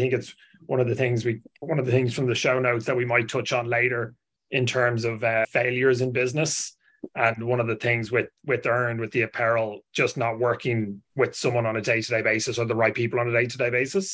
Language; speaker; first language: English; native; English